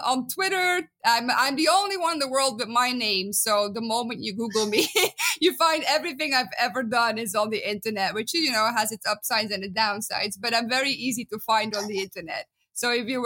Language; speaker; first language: English; non-native, fluent; Dutch